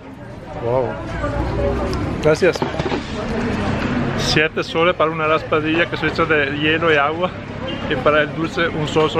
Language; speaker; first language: Spanish; non-native, fluent; Italian